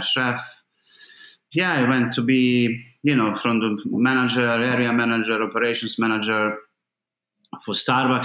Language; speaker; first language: English; non-native, fluent; Bosnian